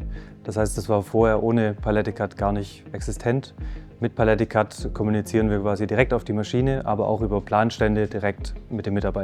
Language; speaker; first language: German; native; German